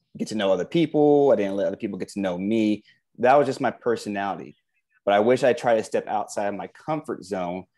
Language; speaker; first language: English; native; English